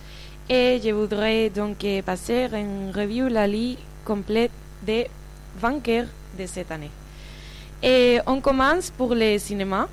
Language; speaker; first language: French; non-native, learner; Spanish